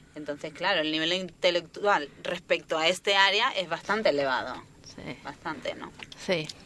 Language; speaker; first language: Spanish; native; Spanish